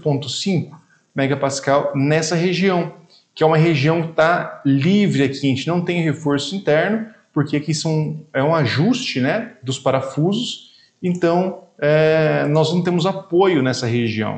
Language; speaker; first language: Portuguese; native; Portuguese